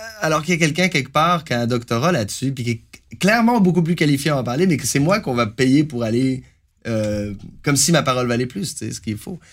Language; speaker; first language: French; native; French